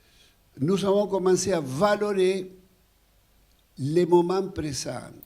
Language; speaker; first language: French; non-native, fluent; Spanish